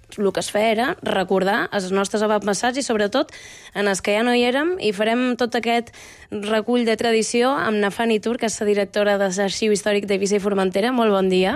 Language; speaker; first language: Catalan; native; Catalan